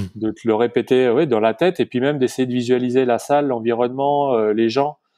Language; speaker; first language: French; native; French